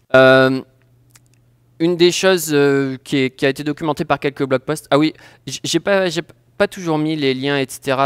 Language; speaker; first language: French; native; French